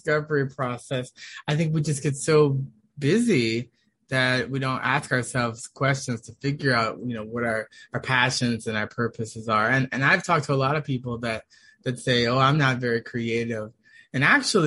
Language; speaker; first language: English; native; English